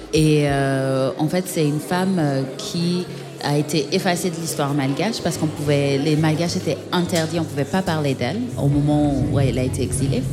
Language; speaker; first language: French; native; French